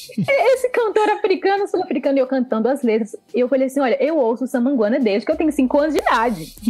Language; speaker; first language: Portuguese; early bilingual, other home language; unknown